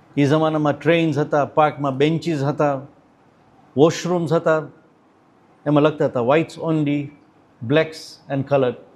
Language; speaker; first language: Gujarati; early bilingual, heritage; Gujarati